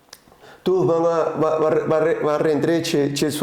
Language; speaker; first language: French; non-native, learner; Spanish